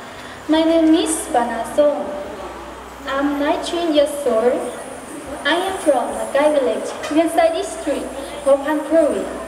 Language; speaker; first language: English; non-native, learner; Hmong